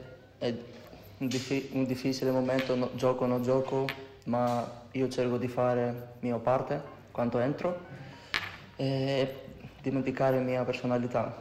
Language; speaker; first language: Italian; non-native, learner; Greek